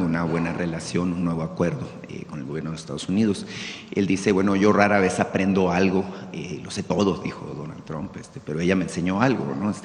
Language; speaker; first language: Spanish; native; Spanish